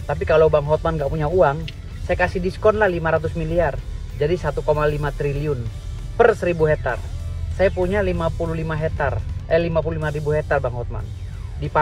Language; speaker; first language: Indonesian; native; Indonesian